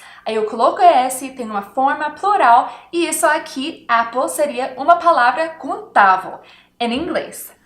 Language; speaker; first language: Portuguese; non-native, fluent; English